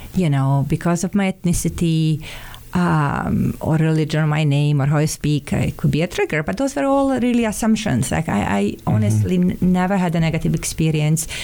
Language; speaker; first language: English; non-native, fluent; Serbian